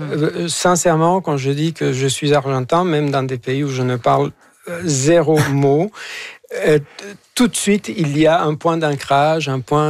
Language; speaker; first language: French; non-native, fluent; Spanish